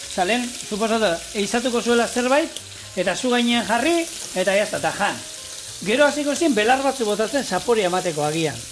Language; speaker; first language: Basque; native; Basque